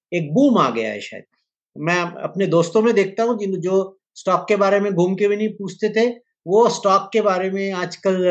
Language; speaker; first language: Hindi; native; Hindi